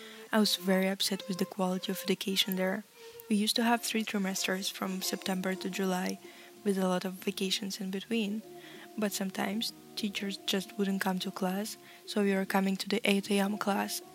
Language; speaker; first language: English; non-native, fluent; Russian